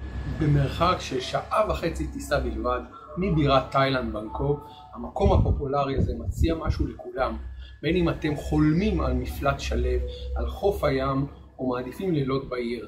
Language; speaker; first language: Hebrew; native; Hebrew